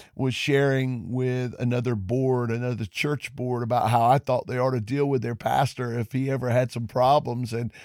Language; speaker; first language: English; native; English